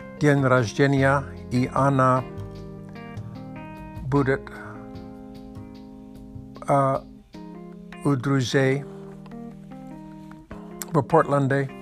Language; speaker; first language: Russian; non-native, learner; English